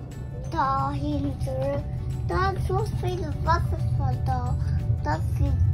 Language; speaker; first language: German; non-native, learner; Filipino